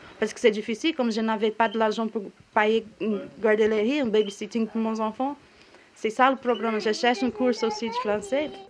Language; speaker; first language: French; non-native, learner; Portuguese